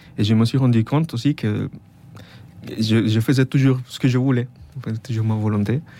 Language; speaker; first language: French; non-native, fluent; Spanish